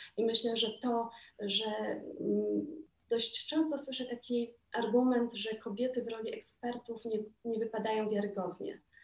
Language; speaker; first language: Polish; native; Polish